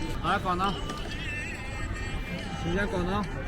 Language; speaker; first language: Chinese; non-native, local second language; Uyghur